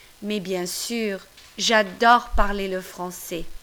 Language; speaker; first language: French; non-native, fluent; English